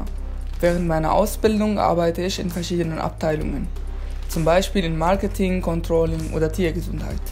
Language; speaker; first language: German; non-native, fluent; Arabic